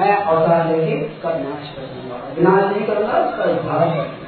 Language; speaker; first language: Hindi; non-native, local second language; Marathi